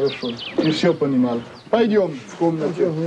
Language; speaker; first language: Russian; non-native, learner; French